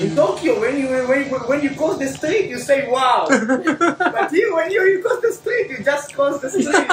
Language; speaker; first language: English; non-native, learner; Hebrew